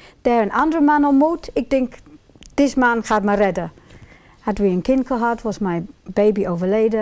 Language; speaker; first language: Dutch; non-native, fluent; English